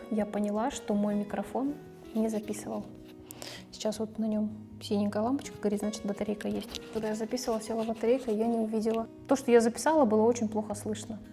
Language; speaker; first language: Russian; native; Russian